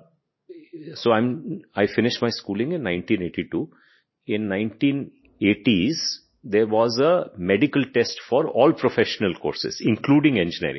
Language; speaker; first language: English; non-native, local second language; Hindi